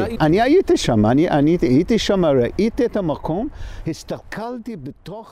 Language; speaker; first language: Hebrew; non-native, fluent; English